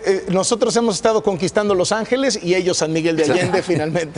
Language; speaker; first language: Spanish; native; Spanish